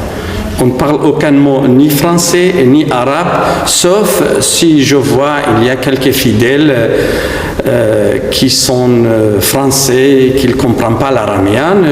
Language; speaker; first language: French; non-native, fluent; Aramaic